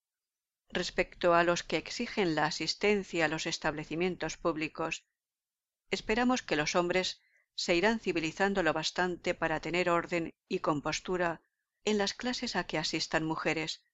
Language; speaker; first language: Spanish; native; Spanish